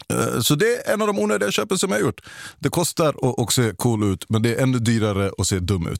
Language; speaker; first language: Swedish; native; Swedish